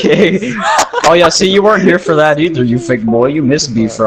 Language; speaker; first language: English; native; English